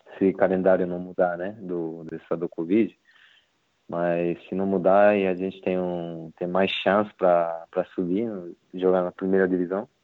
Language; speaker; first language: Portuguese; non-native, learner; Japanese